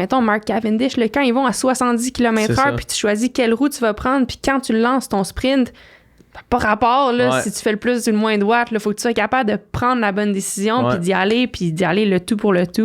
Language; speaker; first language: French; native; French